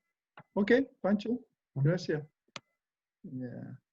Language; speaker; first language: Spanish; non-native, fluent; English